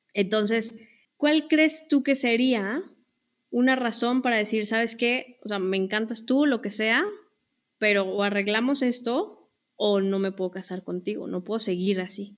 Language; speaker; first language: Spanish; native; Spanish